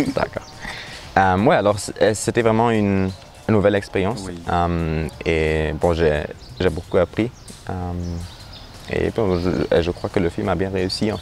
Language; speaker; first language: French; non-native, learner; German